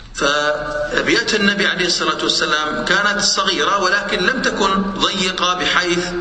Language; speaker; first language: Arabic; native; Arabic